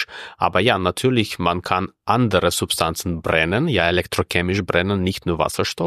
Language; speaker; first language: German; non-native, fluent; Russian